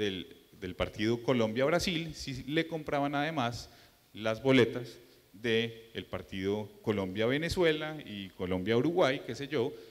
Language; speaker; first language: Spanish; native; Spanish